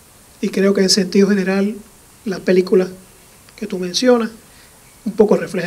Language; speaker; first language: Spanish; native; Spanish